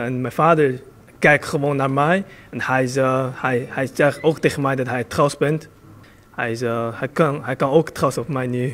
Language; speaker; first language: Dutch; early bilingual, other home language; Chinese